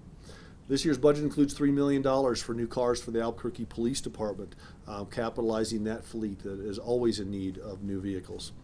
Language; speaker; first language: English; native; English